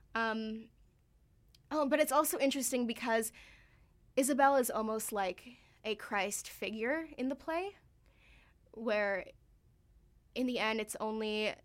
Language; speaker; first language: English; early bilingual, other home language; Filipino